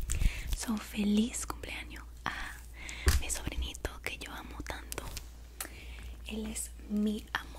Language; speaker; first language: Spanish; early bilingual, heritage; Spanish